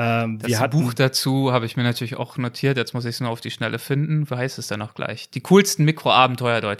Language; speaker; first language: German; native; German